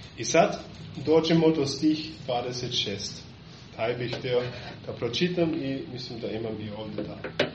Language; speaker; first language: Serbian; non-native, fluent; German